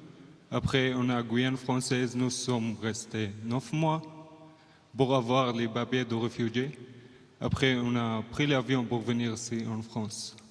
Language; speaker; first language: French; non-native, learner; Arabic